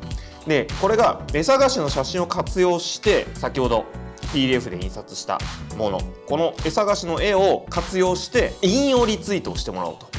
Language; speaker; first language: Japanese; native; Japanese